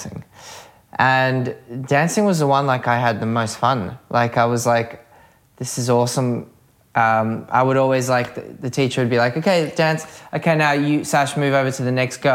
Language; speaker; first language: English; early bilingual, other home language; Russian